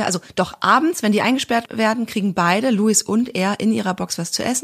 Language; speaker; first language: German; native; German